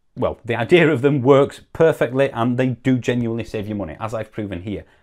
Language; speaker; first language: English; native; English